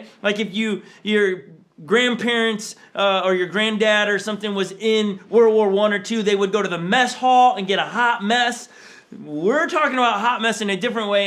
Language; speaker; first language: English; native; English